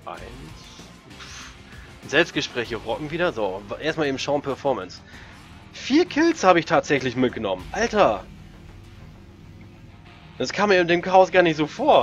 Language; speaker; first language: German; native; German